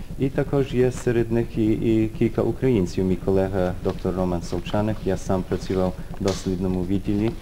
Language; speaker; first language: Ukrainian; early bilingual, heritage; Ukrainian